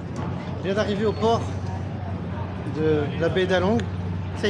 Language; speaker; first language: French; native; French